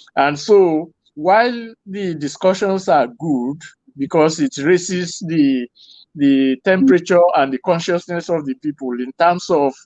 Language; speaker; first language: English; non-native, local second language; Yoruba